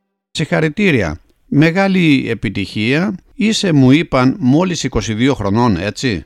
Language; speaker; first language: Greek; native; Greek